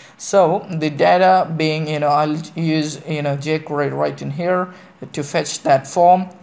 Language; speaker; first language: English; non-native, local second language; Malayalam